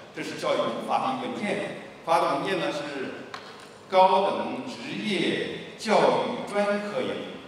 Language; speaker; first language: Chinese; native; Chinese